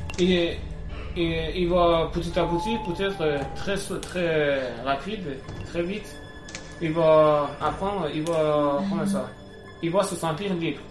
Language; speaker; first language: French; non-native, learner; Persian